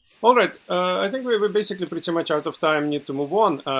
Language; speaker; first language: English; non-native, fluent; Russian